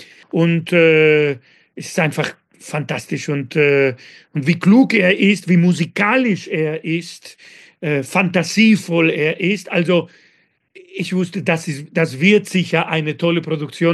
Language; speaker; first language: German; non-native, fluent; Spanish